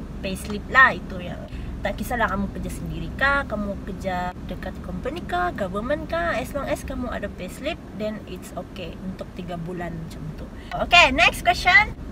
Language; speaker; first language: Malay; non-native, local second language; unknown